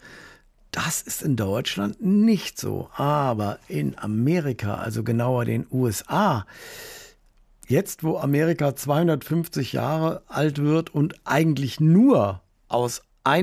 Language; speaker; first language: German; native; German